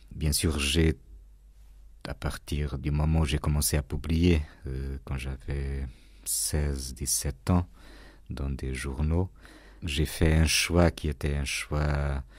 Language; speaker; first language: French; non-native, fluent; Portuguese